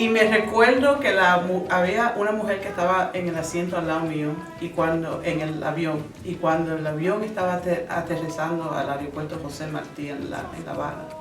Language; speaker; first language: Spanish; early bilingual, other home language; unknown